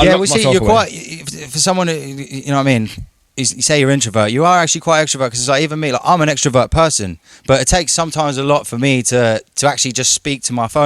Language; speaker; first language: English; native; English